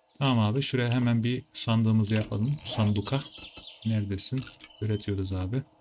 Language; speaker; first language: Turkish; early bilingual, heritage; Turkish